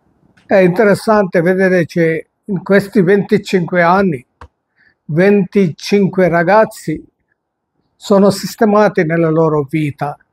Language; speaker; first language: Italian; non-native, fluent; Telugu